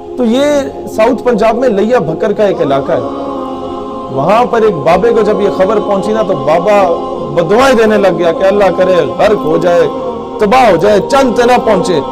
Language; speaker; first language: Urdu; non-native, local second language; Punjabi